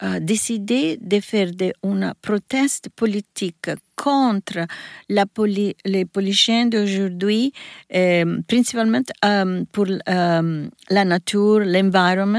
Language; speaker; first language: French; non-native, learner; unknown